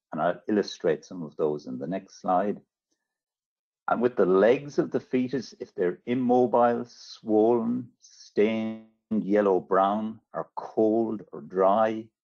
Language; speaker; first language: English; native; English